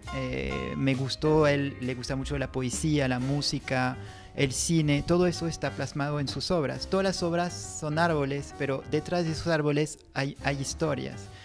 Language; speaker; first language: Spanish; non-native, fluent; French